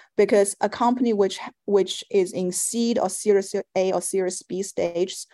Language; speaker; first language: English; non-native, fluent; Chinese